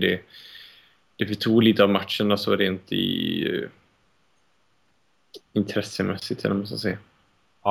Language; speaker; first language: Swedish; native; Swedish